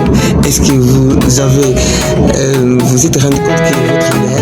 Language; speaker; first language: French; non-native, local second language; Luba-Lulua